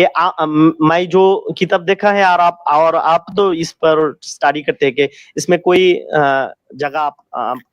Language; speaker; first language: Hindi; non-native, learner; Bangla